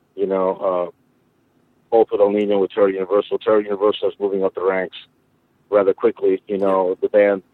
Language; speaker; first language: English; early bilingual, other home language; Spanish